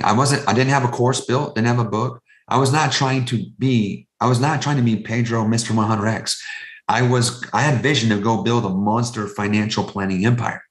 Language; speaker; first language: English; native; English